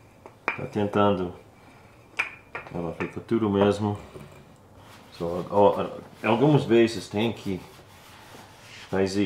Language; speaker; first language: Portuguese; non-native, learner; English